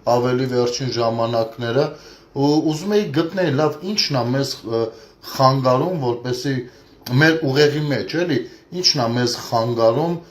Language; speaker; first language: Armenian; native; Armenian